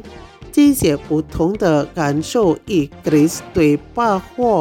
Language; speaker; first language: Chinese; non-native, fluent; Indonesian